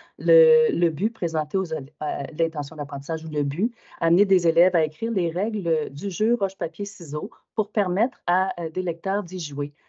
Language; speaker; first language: French; native; French